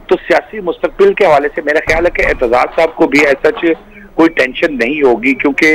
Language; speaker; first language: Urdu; non-native, local second language; Punjabi